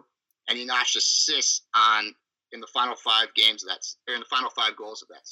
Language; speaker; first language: English; native; English